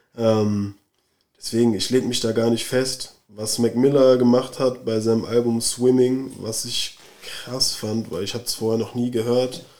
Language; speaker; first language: German; native; German